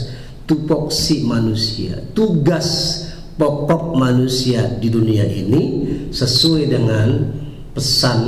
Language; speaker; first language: Indonesian; native; Indonesian